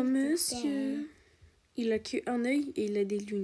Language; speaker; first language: French; native; French